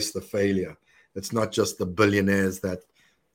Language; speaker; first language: English; native; English